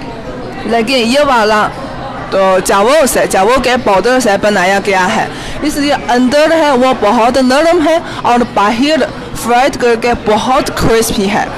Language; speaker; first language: Hindi; non-native, fluent; Chinese